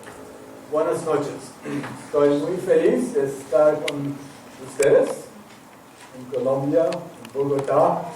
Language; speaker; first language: Spanish; non-native, learner; English